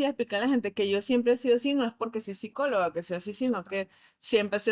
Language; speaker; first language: Spanish; native; Spanish